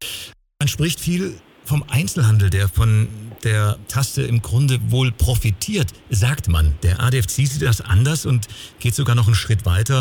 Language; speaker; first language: German; native; German